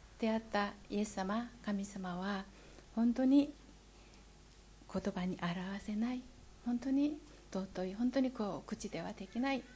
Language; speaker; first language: Japanese; non-native, fluent; Korean